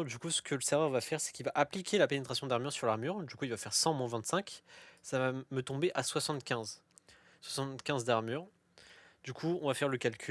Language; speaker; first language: French; native; French